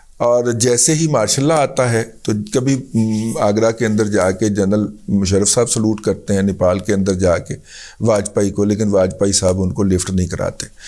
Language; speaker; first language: Urdu; native; Urdu